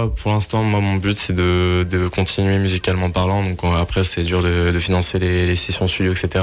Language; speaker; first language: French; native; French